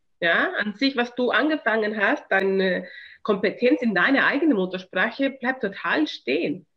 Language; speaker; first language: German; non-native, fluent; Spanish